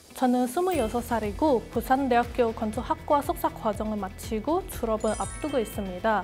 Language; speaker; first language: Korean; non-native, fluent; Indonesian